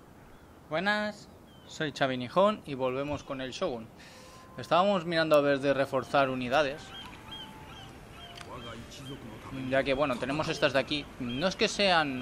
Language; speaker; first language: Spanish; native; Spanish